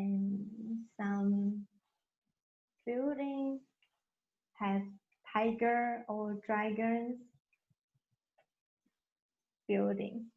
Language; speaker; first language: English; non-native, learner; Chinese